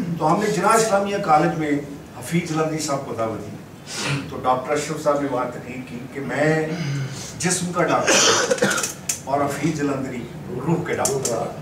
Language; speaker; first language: Urdu; non-native, local second language; Punjabi